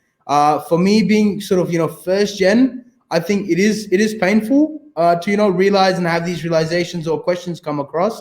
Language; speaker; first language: English; early bilingual, other home language; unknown